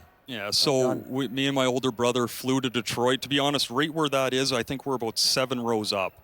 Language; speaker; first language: English; native; English